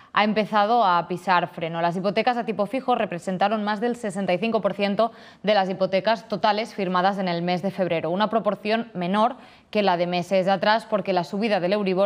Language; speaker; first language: Spanish; native; Spanish